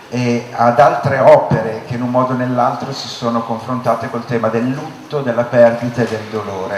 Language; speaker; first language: Italian; native; Italian